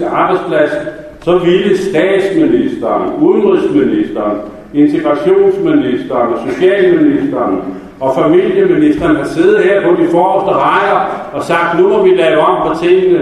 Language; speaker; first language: Danish; native; Danish